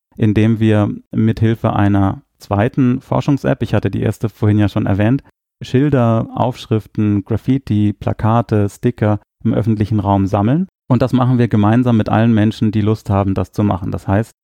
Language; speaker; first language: German; native; German